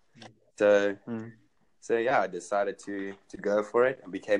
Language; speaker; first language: English; non-native, local second language; Afrikaans